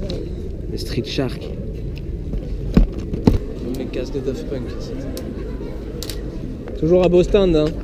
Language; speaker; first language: French; native; French